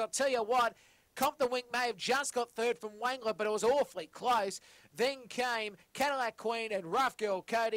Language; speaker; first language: English; native; English